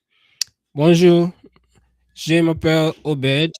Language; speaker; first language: French; non-native, learner; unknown